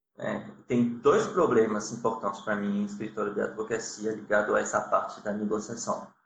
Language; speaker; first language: Portuguese; non-native, fluent; French